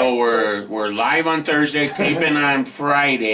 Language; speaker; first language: English; native; English